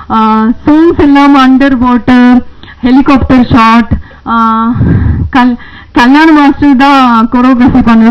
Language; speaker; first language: Tamil; non-native, learner; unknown